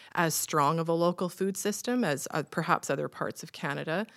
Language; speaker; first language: English; native; English